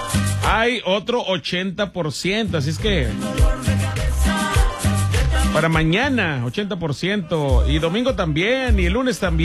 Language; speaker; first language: Spanish; native; Spanish